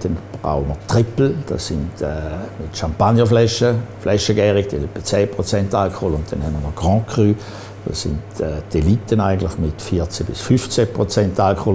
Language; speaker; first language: German; native; German